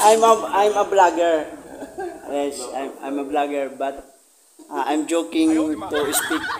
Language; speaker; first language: English; non-native, learner; Filipino